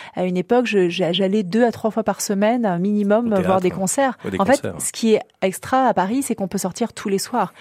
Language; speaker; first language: French; native; French